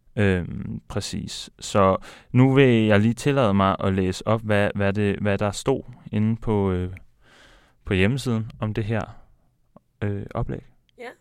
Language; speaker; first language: Danish; native; Danish